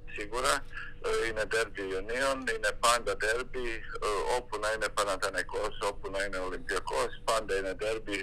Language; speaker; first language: Greek; non-native, fluent; Croatian